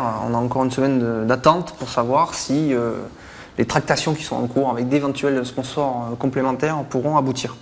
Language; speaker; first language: French; native; French